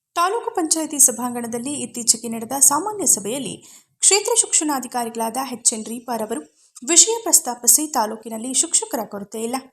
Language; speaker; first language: Kannada; native; Kannada